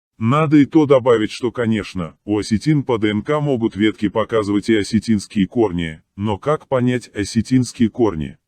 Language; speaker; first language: Russian; non-native, local second language; Chechen